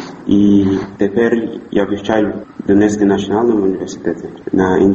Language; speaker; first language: Ukrainian; non-native, learner; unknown